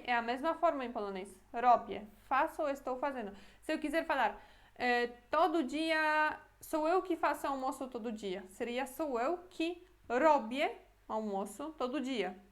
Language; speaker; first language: Portuguese; non-native, fluent; Polish